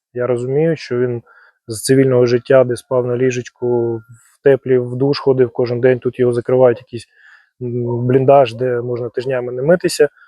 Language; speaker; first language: Ukrainian; non-native, local second language; Russian